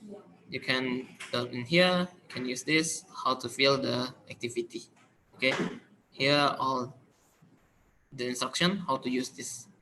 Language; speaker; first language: English; non-native, learner; Indonesian